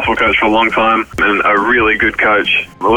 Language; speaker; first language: English; native; English